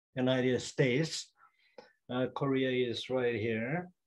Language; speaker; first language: English; non-native, fluent; Korean